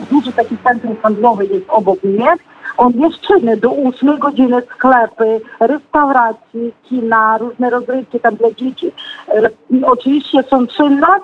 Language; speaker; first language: Polish; non-native, fluent; Ukrainian